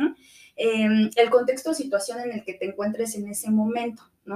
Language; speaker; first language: Spanish; native; Spanish